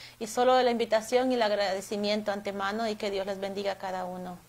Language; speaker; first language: Spanish; native; Spanish